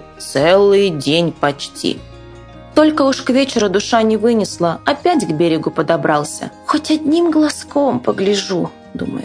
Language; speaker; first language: Russian; native; Russian